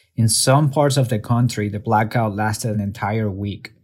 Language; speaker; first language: English; non-native, fluent; Spanish